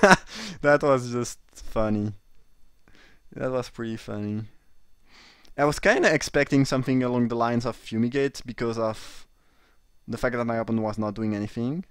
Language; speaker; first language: English; non-native, fluent; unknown